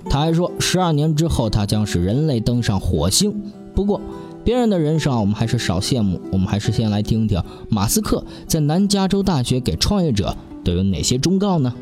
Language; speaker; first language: Chinese; native; Chinese